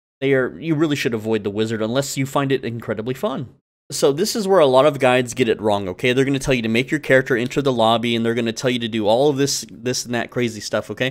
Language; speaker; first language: English; native; English